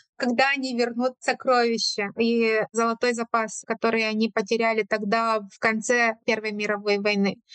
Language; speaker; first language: Russian; non-native, fluent; Romanian